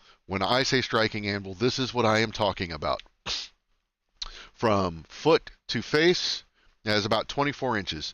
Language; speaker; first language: English; native; English